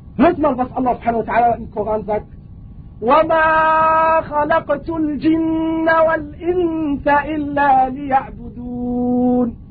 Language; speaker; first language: German; non-native, fluent; Arabic